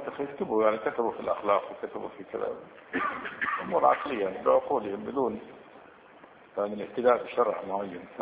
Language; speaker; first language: Arabic; native; Arabic